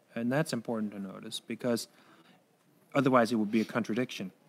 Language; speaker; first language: English; non-native, fluent; Danish